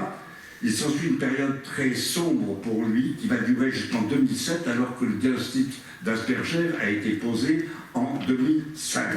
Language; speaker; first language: French; native; French